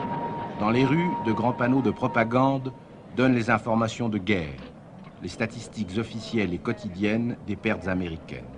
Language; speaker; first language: French; native; French